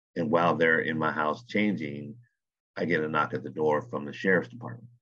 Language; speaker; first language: English; native; English